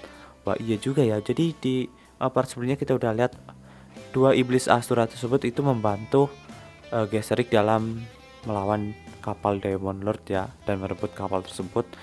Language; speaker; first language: Indonesian; native; Indonesian